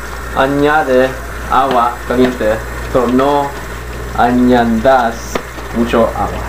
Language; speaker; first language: Spanish; non-native, learner; English